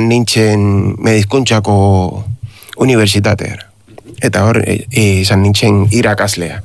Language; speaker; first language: Basque; non-native, learner; Spanish